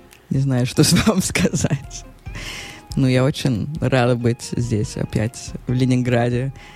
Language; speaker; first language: Russian; early bilingual, heritage; Russian